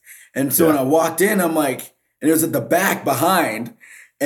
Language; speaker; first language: English; native; English